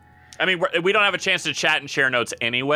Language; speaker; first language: English; native; English